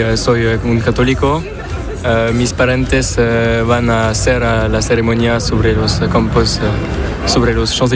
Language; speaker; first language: Spanish; non-native, learner; French